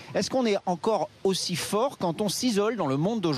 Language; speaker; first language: French; native; French